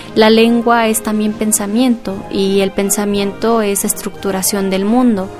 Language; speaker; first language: Spanish; non-native, local second language; Mixtepec Mixtec